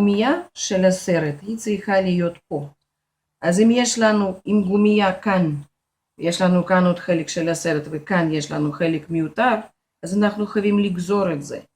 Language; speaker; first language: Hebrew; non-native, fluent; Russian